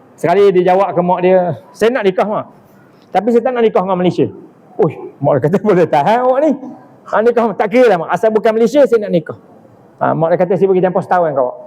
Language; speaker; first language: Malay; native; Malay